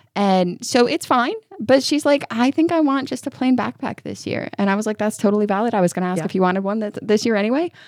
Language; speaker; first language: English; native; English